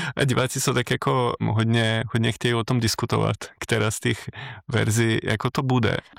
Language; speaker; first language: Czech; non-native, fluent; Slovenian